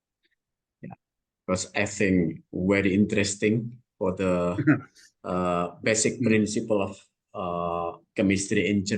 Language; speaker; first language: English; non-native, learner; Indonesian